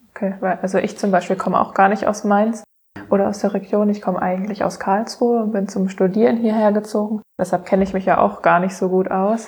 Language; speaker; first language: German; native; German